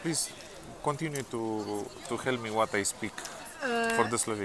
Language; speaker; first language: English; non-native, learner; Romanian